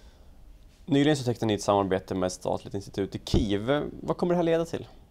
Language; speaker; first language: Swedish; native; Swedish